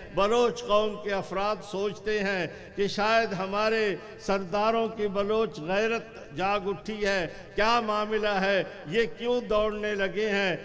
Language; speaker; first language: Urdu; non-native, local second language; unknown